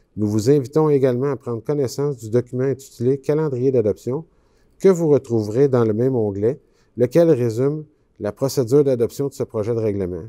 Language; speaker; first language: French; native; French